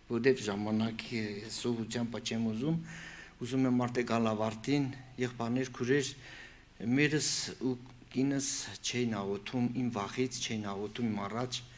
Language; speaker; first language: Armenian; native; Armenian